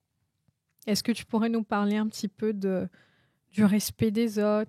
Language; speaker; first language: French; native; French